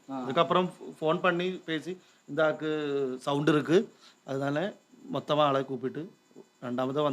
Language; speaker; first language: Tamil; non-native, learner; Malayalam